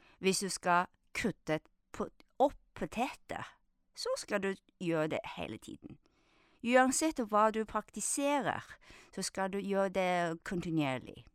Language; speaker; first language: Norwegian; non-native, fluent; Chinese